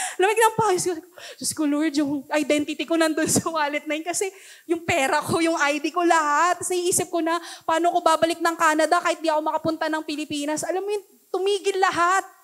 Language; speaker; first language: Filipino; early bilingual, heritage; Filipino